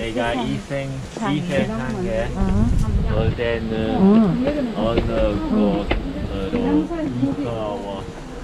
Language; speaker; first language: Korean; non-native, learner; English